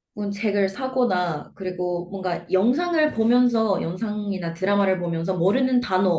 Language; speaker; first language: Korean; non-native, fluent; Japanese